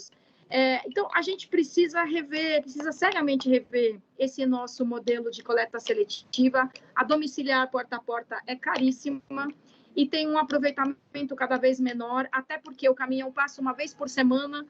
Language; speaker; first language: Portuguese; native; Portuguese